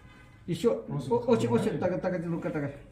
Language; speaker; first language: Russian; non-native, learner; Chinese